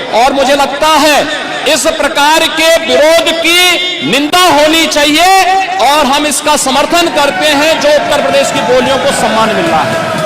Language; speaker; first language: Hindi; native; Hindi